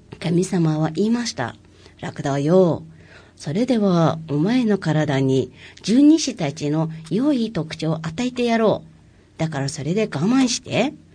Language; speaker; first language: Japanese; non-native, fluent; Mongolian